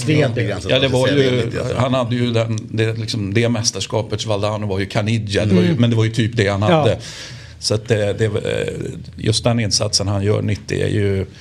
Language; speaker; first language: Swedish; native; Swedish